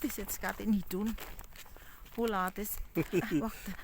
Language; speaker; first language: Dutch; non-native, learner; Cebuano